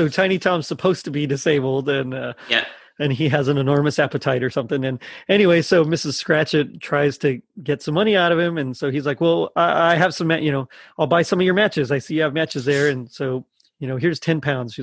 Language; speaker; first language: English; native; English